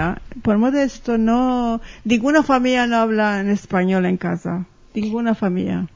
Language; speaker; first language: Spanish; early bilingual, heritage; Ladino